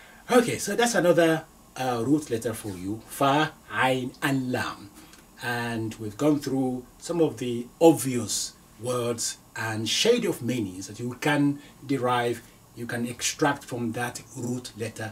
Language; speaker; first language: English; non-native, local second language; Yoruba